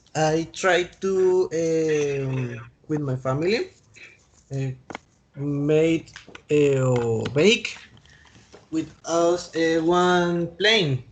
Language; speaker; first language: English; non-native, learner; Spanish